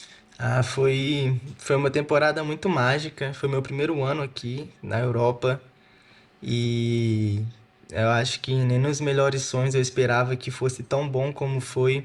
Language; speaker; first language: Portuguese; native; Portuguese